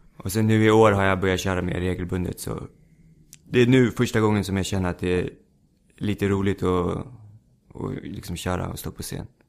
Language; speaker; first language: Swedish; early bilingual, other home language; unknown